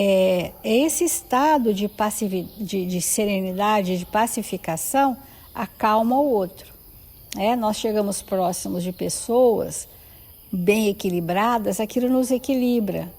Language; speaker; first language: Portuguese; native; Portuguese